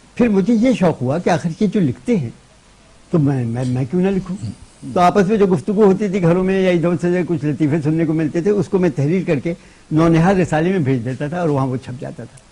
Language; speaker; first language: Urdu; native; Urdu